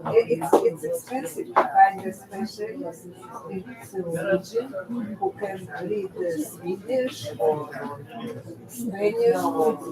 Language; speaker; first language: English; non-native, learner; Russian